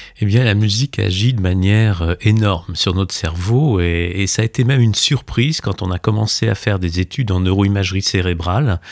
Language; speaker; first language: French; native; French